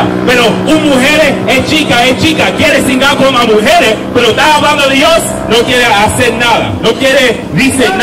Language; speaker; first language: Spanish; non-native, learner; English